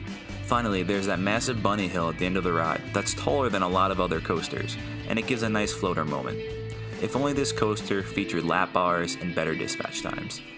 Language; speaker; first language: English; native; English